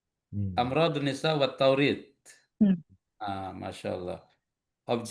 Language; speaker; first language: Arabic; non-native, fluent; Indonesian